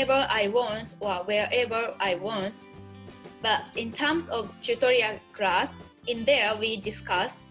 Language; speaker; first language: English; non-native, learner; Japanese